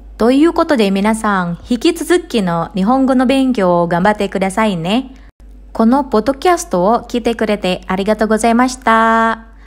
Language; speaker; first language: Japanese; non-native, fluent; Indonesian